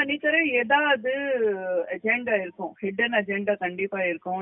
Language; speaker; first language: Tamil; non-native, fluent; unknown